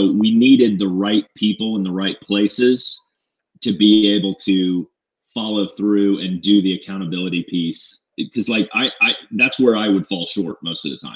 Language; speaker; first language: English; native; English